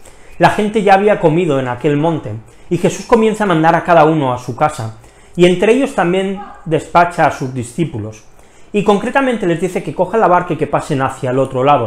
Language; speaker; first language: Spanish; native; Spanish